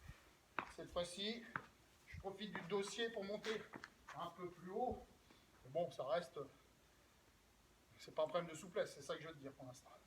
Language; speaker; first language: French; native; French